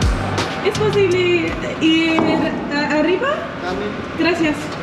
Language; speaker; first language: Spanish; non-native, learner; English